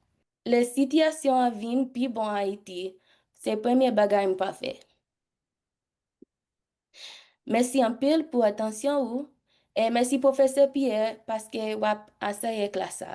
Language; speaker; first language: Haitian Creole; early bilingual, heritage; English